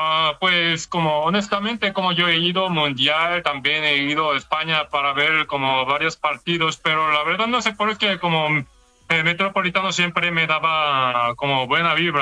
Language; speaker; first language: Spanish; non-native, fluent; Korean